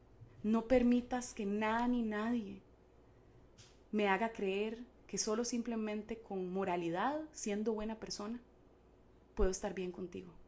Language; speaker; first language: Spanish; native; Spanish